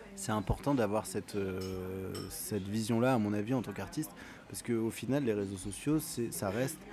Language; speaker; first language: French; native; French